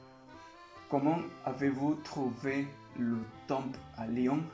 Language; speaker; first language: French; non-native, learner; Spanish